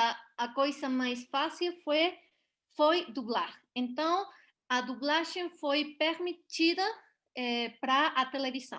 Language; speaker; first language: Portuguese; non-native, learner; Spanish